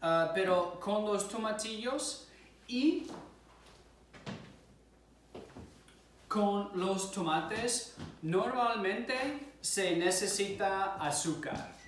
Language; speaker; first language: Spanish; non-native, fluent; English